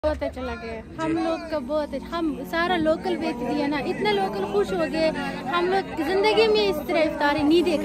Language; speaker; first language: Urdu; non-native, learner; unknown